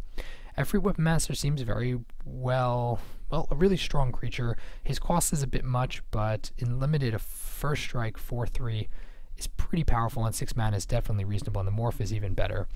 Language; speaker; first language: English; native; English